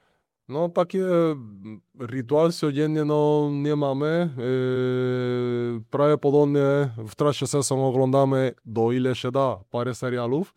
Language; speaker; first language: Polish; non-native, learner; Spanish